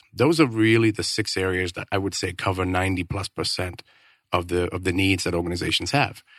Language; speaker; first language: English; non-native, fluent; Danish